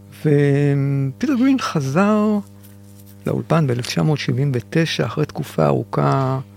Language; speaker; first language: Hebrew; native; Hebrew